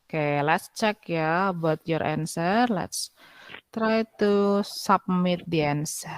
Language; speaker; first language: English; non-native, fluent; Indonesian